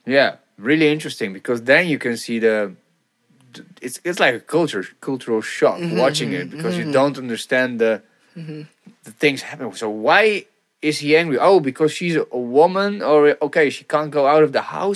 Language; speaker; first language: English; non-native, fluent; Dutch